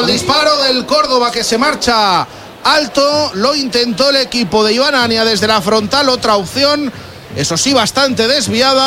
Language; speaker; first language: Spanish; native; Spanish